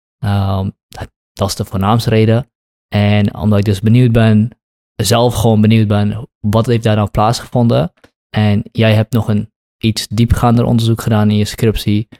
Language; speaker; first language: Dutch; early bilingual, other home language; Kurdish